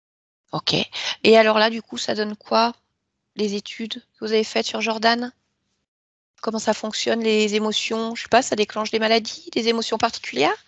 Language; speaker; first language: French; native; French